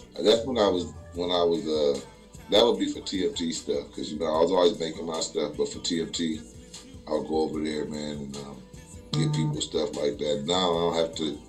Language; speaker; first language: English; native; English